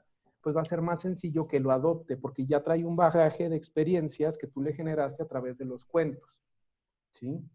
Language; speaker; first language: Spanish; native; Spanish